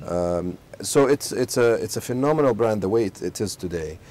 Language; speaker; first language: English; non-native, fluent; Arabic